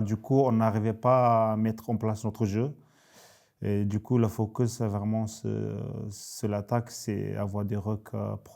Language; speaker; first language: French; native; French